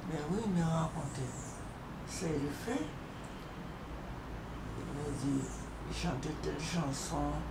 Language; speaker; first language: French; non-native, local second language; Guadeloupean Creole French